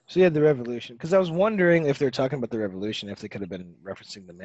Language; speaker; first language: English; native; English